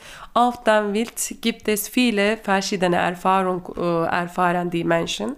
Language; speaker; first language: German; non-native, learner; Turkish